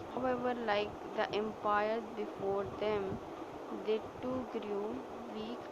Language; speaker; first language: English; non-native, local second language; Urdu